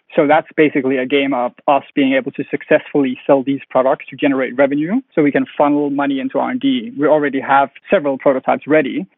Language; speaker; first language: English; non-native, fluent; Danish